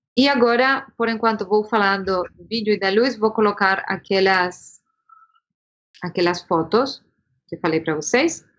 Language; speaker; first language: Portuguese; non-native, fluent; Spanish